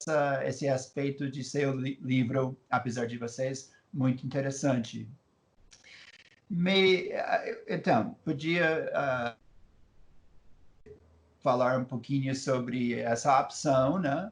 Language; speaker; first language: Portuguese; non-native, fluent; English